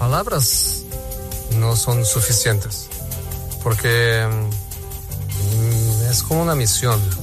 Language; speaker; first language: Spanish; non-native, fluent; Portuguese